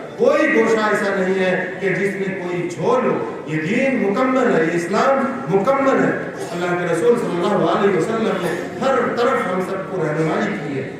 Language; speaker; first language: Urdu; native; Urdu